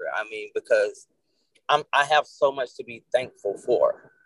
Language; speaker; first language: English; native; English